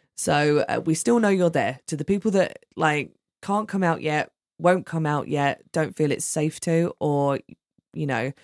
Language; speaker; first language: English; native; English